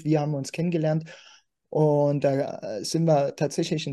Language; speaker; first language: German; native; German